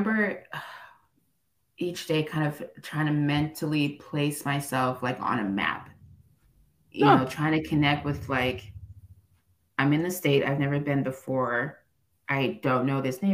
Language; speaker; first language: English; native; English